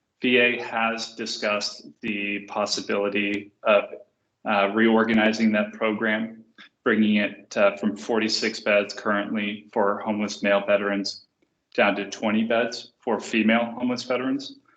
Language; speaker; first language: English; native; English